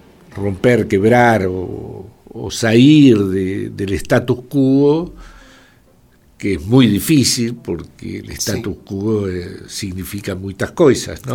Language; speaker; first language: Portuguese; non-native, fluent; Spanish